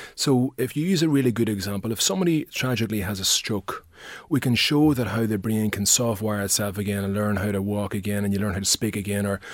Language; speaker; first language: English; native; English